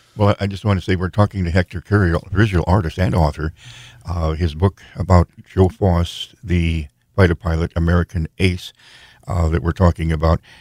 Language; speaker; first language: English; native; English